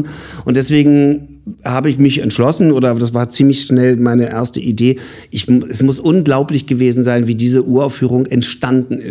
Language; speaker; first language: German; native; German